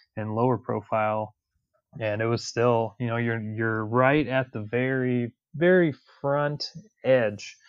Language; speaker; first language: English; native; English